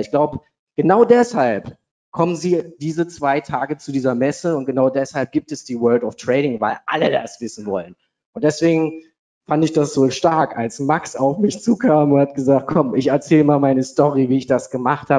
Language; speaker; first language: German; native; German